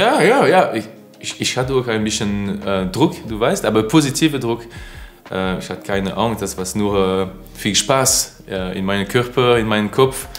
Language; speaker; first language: German; non-native, learner; French